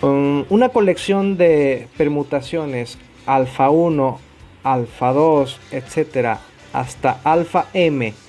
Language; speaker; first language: Spanish; native; Spanish